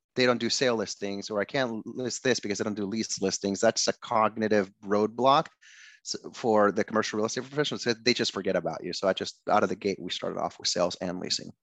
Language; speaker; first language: English; non-native, fluent; Spanish